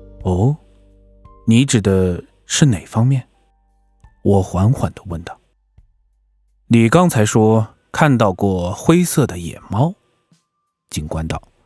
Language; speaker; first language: Chinese; native; Chinese